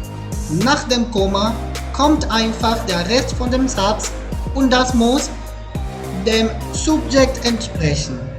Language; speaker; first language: German; non-native, fluent; Spanish